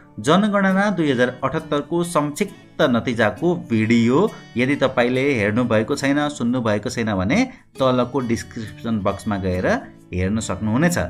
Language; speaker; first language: Nepali; native; Nepali